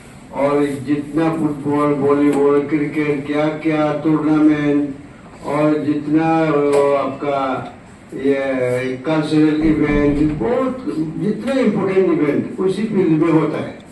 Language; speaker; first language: Hindi; non-native, local second language; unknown